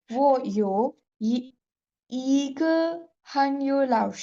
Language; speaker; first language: Chinese; non-native, learner; Urdu